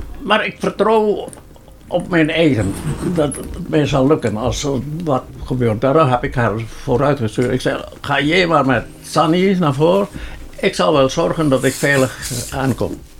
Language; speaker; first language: Dutch; non-native, local second language; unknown